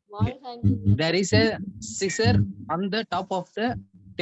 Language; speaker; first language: English; non-native, learner; Tamil